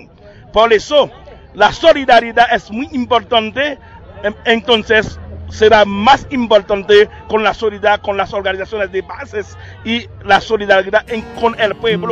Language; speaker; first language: Spanish; non-native, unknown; Haitian Creole